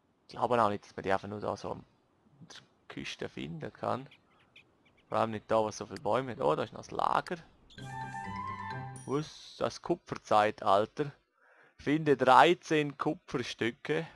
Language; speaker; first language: German; native; German